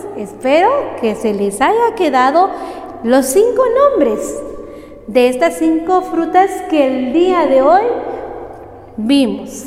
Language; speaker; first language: Spanish; non-native, local second language; Kaqchikel